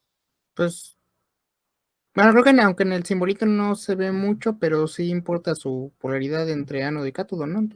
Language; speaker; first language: Spanish; native; Spanish